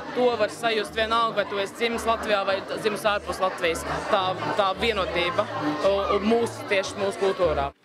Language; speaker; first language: Latvian; early bilingual, heritage; Latvian